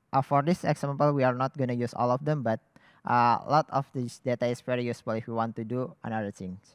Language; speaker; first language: English; non-native, fluent; Indonesian